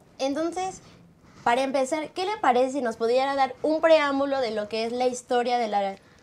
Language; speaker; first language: Spanish; native; Spanish